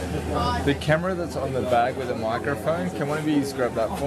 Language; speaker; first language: English; native; English